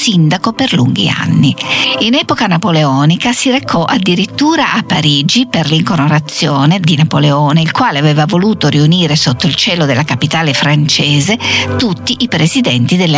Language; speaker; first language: Italian; native; Italian